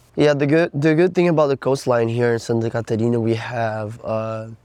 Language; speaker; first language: English; non-native, fluent; Portuguese